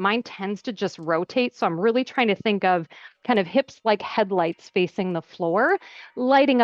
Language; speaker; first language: English; native; English